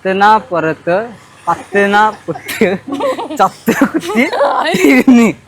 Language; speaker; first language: Malayalam; non-native, local second language; Odia